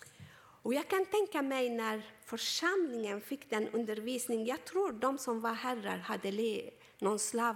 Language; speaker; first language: Swedish; non-native, fluent; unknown